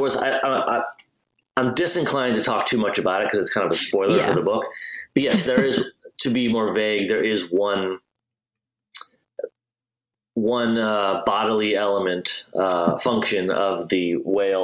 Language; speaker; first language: English; native; English